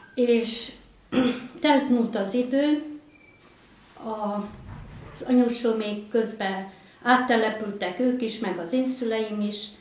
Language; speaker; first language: Hungarian; native; Hungarian